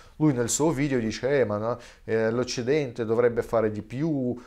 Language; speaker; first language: Italian; native; Italian